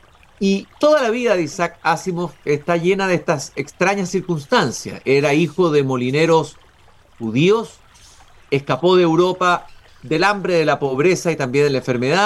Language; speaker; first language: Spanish; native; Spanish